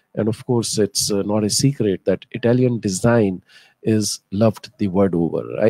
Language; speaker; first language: English; non-native, local second language; Hindi